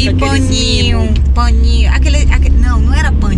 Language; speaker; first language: Portuguese; native; Portuguese